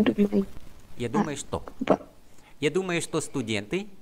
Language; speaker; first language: Russian; non-native, fluent; Vietnamese